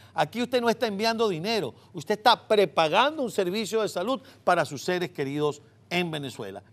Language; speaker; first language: Spanish; native; Spanish